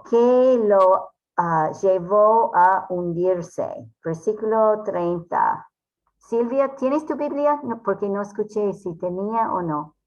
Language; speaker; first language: Spanish; non-native, fluent; English